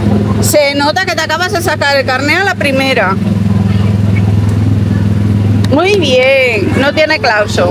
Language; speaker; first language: Spanish; native; Spanish